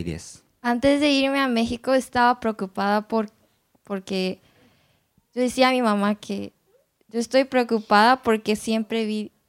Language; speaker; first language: Spanish; non-native, learner; Japanese